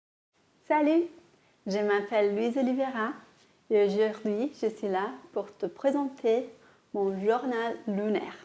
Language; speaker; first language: French; non-native, fluent; Portuguese